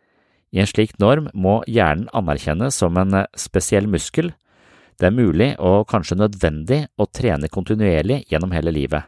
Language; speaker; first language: Norwegian; native; Norwegian